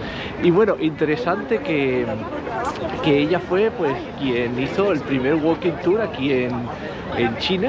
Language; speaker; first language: Spanish; native; Spanish